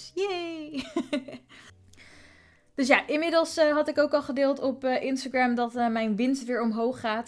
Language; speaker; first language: Dutch; native; Dutch